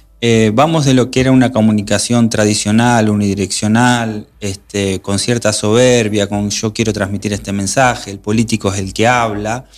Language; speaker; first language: Spanish; native; Spanish